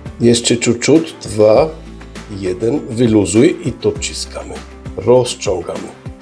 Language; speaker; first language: Polish; early bilingual, heritage; Polish